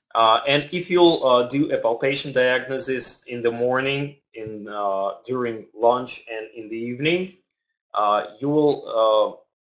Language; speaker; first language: English; non-native, fluent; Russian